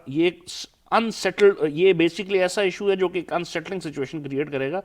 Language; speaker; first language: Urdu; native; Urdu